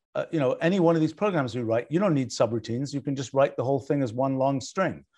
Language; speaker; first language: English; native; English